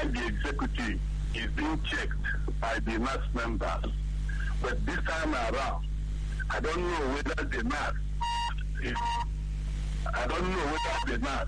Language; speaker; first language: English; non-native, local second language; Igbo